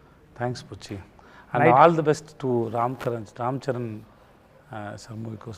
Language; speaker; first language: Telugu; non-native, learner; Tamil